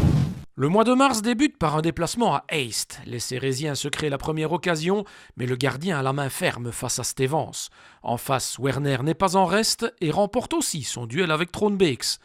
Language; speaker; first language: French; native; French